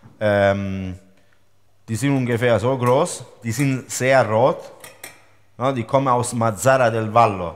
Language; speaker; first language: German; non-native, learner; Italian